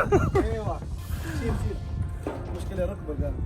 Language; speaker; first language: Arabic; native; Arabic